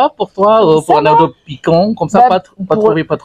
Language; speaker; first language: French; non-native, learner; Indonesian